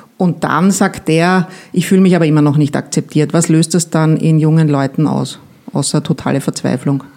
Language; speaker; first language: German; native; German